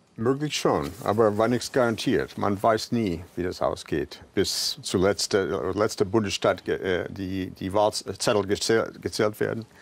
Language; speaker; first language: German; non-native, fluent; English